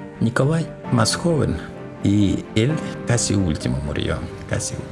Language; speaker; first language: Spanish; non-native, learner; Russian